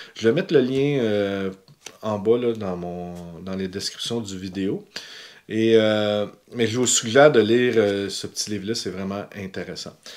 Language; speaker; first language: French; native; French